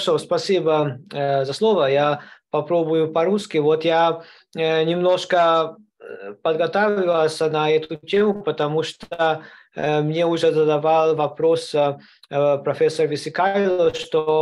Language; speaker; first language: Russian; non-native, learner; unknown